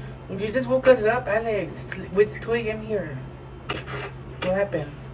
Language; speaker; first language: English; early bilingual, other home language; Spanish